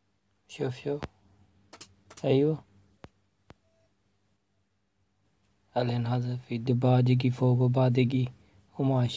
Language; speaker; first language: Arabic; non-native, learner; Urdu